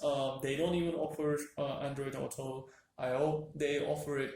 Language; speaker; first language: English; non-native, fluent; Turkish